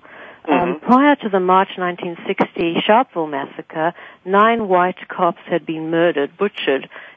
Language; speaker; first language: English; native; English